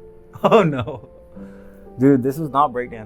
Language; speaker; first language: English; native; English